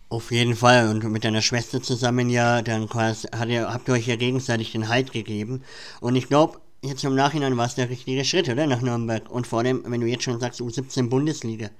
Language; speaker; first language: German; native; German